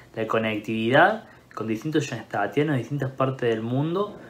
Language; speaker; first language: Spanish; native; Spanish